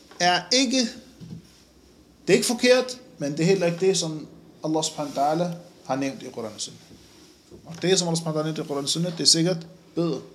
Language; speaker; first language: Danish; non-native, fluent; Arabic